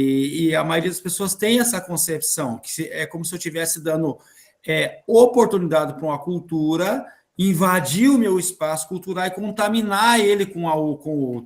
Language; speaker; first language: Portuguese; native; Portuguese